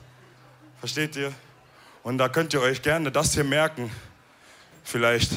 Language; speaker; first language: German; early bilingual, other home language; Wolof